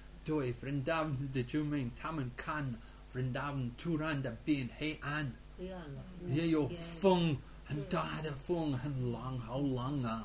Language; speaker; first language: Chinese; non-native, fluent; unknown